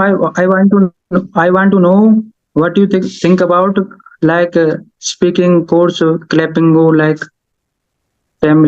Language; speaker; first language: English; non-native, learner; Haryanvi